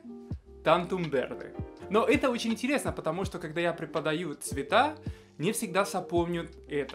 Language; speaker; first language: Russian; non-native, fluent; Spanish